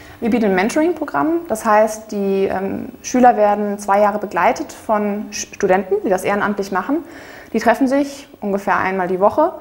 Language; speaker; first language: German; native; German